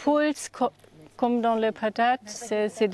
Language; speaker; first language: French; non-native, learner; German